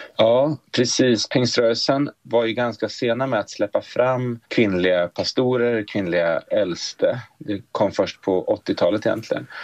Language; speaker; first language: Swedish; native; Swedish